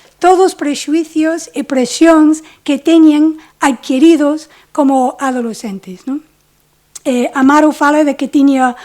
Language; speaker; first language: Galician; non-native, fluent; English